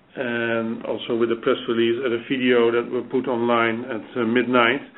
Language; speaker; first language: English; non-native, fluent; Dutch